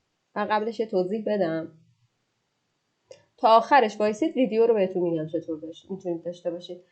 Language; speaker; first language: Persian; native; Persian